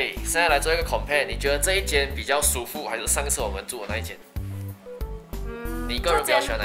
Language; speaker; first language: Chinese; native; Chinese